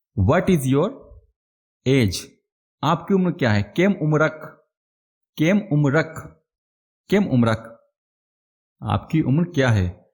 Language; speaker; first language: Hindi; native; Hindi